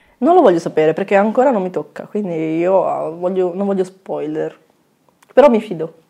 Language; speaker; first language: Italian; early bilingual, other home language; Chinese